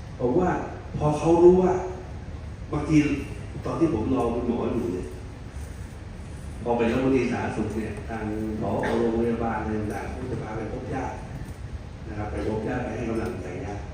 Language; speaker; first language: Thai; native; Thai